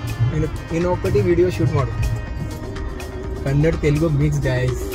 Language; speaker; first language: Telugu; non-native, local second language; Kannada